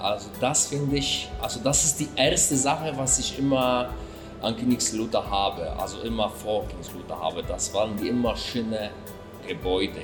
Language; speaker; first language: German; non-native, fluent; Polish